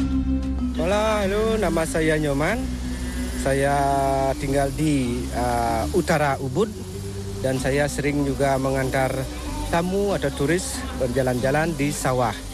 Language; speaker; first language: Indonesian; non-native, local second language; Balinese